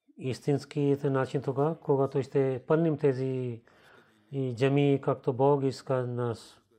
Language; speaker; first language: Bulgarian; non-native, learner; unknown